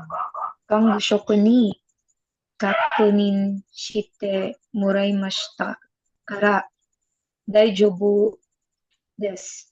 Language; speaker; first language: Japanese; non-native, learner; Filipino